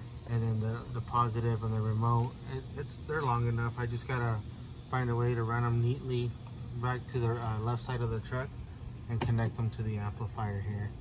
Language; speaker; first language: English; early bilingual, other home language; Spanish